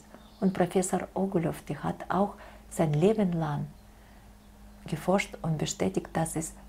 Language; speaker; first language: German; non-native, fluent; Russian